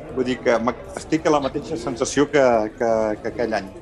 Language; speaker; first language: Catalan; native; Catalan